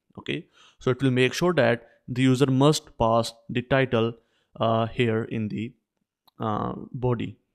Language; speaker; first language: English; non-native, local second language; Urdu